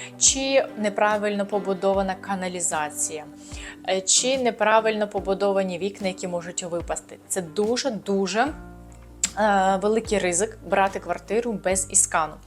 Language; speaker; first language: Ukrainian; non-native, local second language; Russian